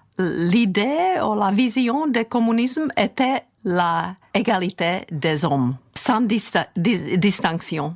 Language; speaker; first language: French; non-native, fluent; Czech